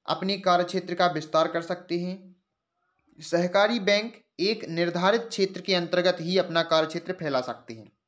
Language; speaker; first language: Hindi; native; Hindi